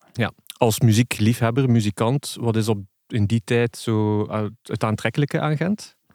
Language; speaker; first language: Dutch; native; Dutch